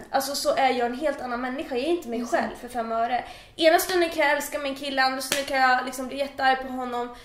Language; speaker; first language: Swedish; early bilingual, other home language; Persian